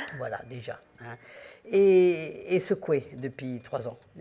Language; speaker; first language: French; native; French